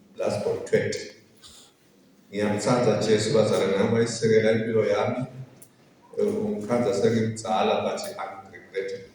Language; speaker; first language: Zulu; non-native, local second language; Swati